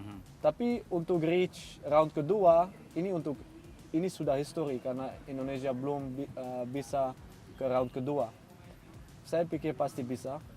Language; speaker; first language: Indonesian; non-native, fluent; Dutch